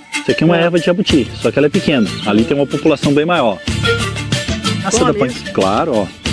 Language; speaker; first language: Portuguese; native; Portuguese